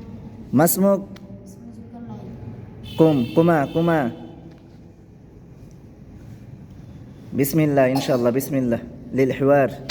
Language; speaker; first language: Arabic; non-native, fluent; Bangla